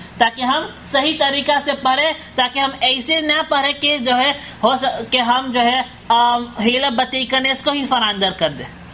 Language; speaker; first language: Urdu; non-native, fluent; Caribbean Hindustani